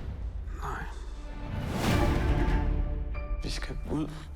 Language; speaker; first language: Danish; early bilingual, other home language; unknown